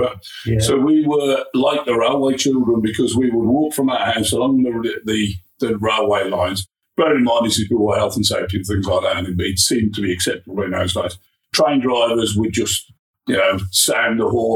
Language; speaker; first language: English; native; English